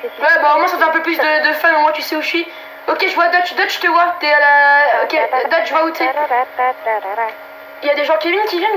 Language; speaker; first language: French; native; French